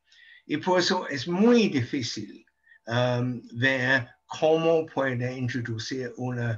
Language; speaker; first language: Spanish; non-native, fluent; English